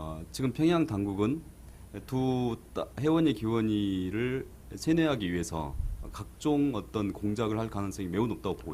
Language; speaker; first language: Korean; native; Korean